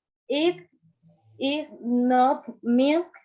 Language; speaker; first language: English; non-native, learner; Spanish